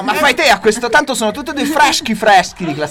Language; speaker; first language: Italian; native; Italian